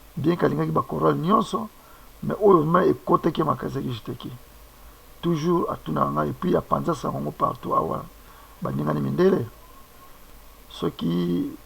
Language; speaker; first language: Lingala; non-native, local second language; Kongo